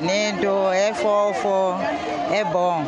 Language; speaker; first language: Portuguese; non-native, local second language; Tsonga